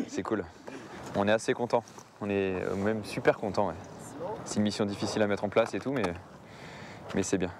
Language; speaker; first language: French; native; French